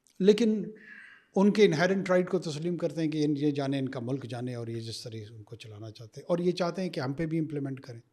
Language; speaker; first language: Urdu; non-native, local second language; Pashto